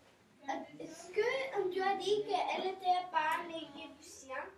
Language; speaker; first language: French; non-native, learner; English